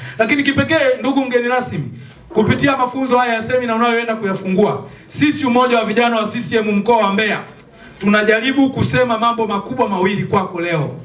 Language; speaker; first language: Swahili; native; Swahili